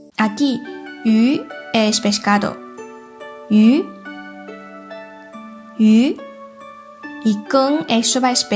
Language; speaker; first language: Spanish; non-native, fluent; Chinese